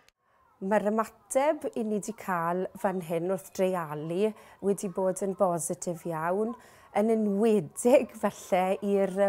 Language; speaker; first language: Welsh; native; Welsh